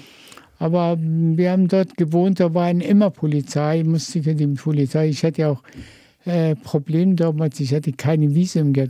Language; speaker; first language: German; non-native, fluent; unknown